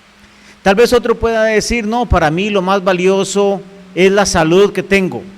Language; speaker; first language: Spanish; native; Spanish